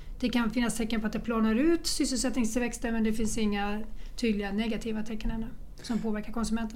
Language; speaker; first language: Swedish; native; Swedish